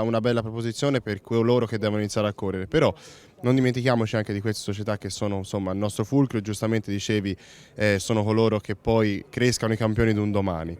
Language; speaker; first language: Italian; native; Italian